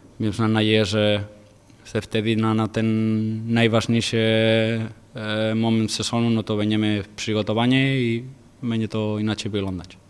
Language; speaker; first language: Polish; non-native, fluent; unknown